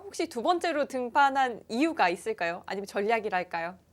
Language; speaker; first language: Korean; native; Korean